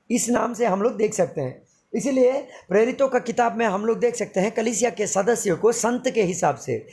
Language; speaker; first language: Hindi; non-native, local second language; Telugu